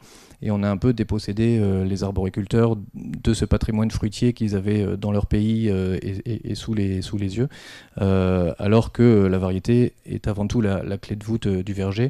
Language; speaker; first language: French; native; French